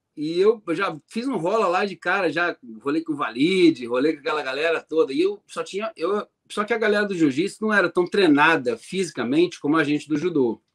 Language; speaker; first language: Portuguese; native; Portuguese